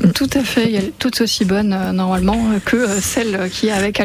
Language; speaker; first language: French; native; French